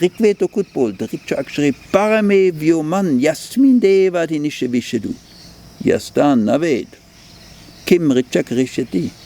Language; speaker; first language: Hindi; non-native, fluent; German